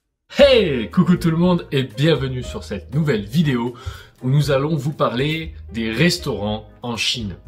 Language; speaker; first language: French; native; French